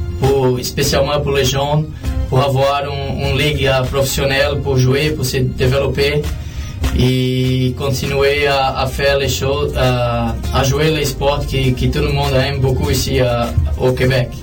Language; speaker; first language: French; non-native, fluent; Portuguese